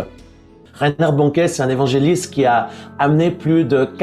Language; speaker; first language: French; native; French